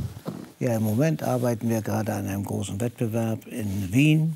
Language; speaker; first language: German; early bilingual, other home language; Persian